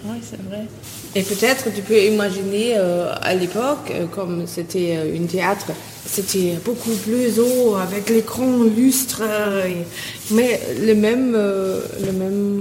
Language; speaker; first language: French; non-native, fluent; German